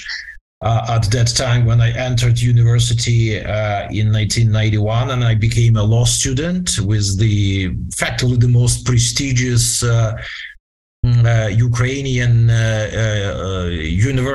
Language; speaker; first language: English; non-native, fluent; Ukrainian